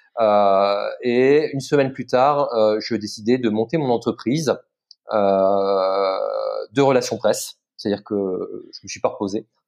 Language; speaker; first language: French; native; French